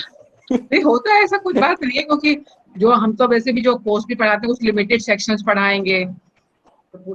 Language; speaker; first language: Hindi; native; Hindi